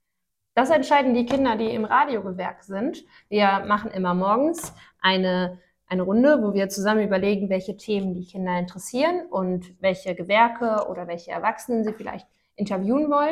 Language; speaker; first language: German; native; German